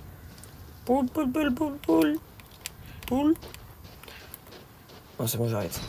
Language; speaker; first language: French; native; French